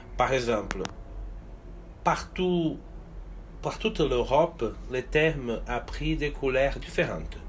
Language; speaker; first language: French; non-native, fluent; Portuguese